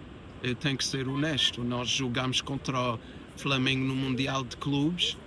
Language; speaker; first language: Portuguese; early bilingual, heritage; English